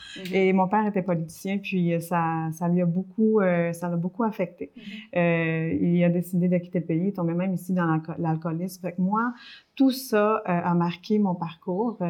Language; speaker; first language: French; early bilingual, other home language; Spanish